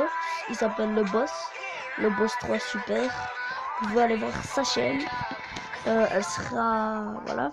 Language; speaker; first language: French; native; French